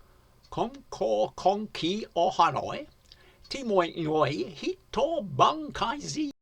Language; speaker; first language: Vietnamese; non-native, learner; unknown